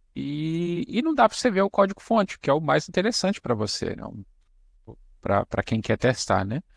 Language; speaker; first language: Portuguese; native; Portuguese